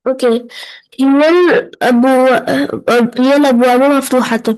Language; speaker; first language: Arabic; non-native, learner; Urdu